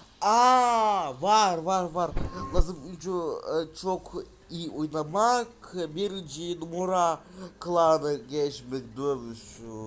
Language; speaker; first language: Turkish; non-native, learner; Russian